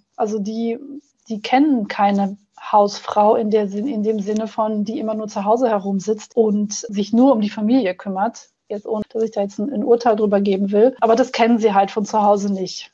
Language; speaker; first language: German; native; German